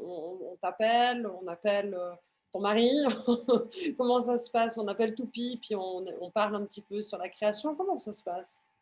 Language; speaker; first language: French; native; French